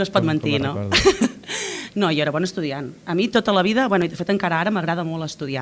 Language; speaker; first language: Catalan; native; Catalan